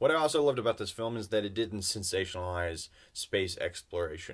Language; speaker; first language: English; native; English